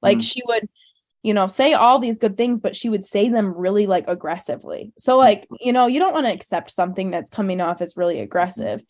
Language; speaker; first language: English; native; English